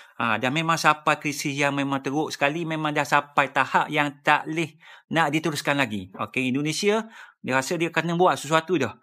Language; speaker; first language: Malay; native; Malay